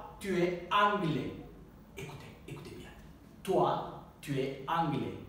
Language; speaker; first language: French; non-native, fluent; Turkish